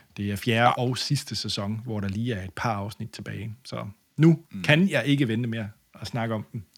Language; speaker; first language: Danish; native; Danish